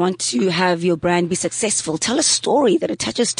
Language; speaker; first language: English; non-native, local second language; Xhosa